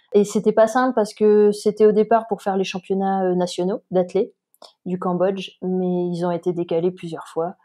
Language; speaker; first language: French; native; French